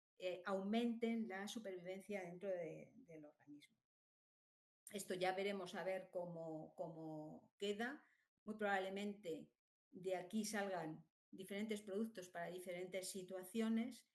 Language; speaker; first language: Spanish; native; Spanish